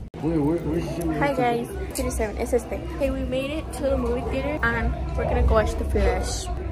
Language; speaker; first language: English; early bilingual, other home language; Spanish